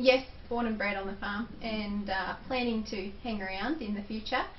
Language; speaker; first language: English; native; English